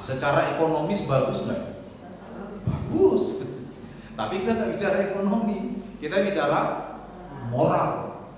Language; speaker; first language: Indonesian; non-native, local second language; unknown